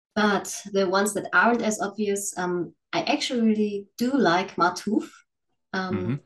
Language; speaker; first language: English; non-native, fluent; German